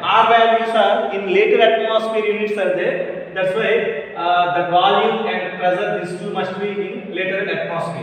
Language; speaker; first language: English; non-native, local second language; Telugu